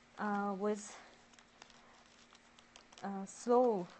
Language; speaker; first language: English; non-native, learner; Japanese